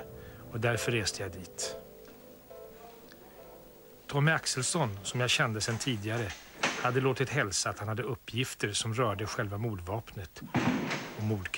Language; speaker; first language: Swedish; native; Swedish